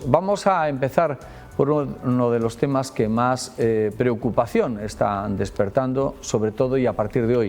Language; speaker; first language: Spanish; native; Spanish